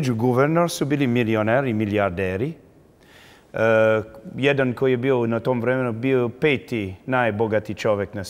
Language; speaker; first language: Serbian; early bilingual, heritage; English